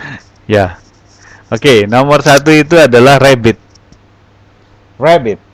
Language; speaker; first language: Indonesian; native; Indonesian